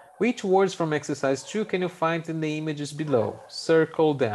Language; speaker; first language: English; non-native, fluent; Portuguese